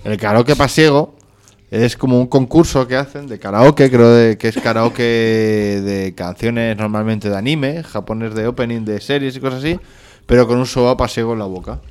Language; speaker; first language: Spanish; native; Spanish